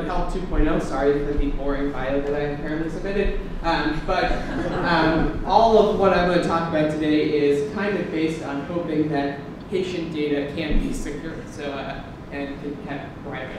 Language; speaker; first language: English; native; English